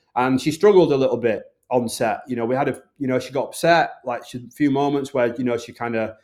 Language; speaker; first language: English; native; English